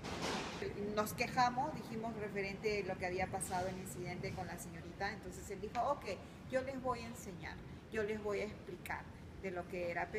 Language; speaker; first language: Spanish; early bilingual, heritage; Spanish